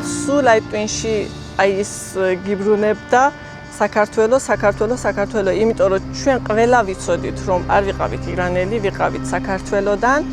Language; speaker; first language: Georgian; early bilingual, other home language; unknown